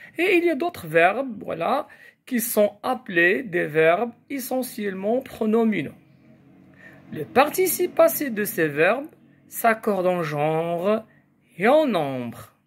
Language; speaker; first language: French; non-native, local second language; Arabic